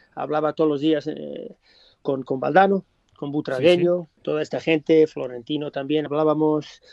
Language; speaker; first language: Spanish; non-native, fluent; English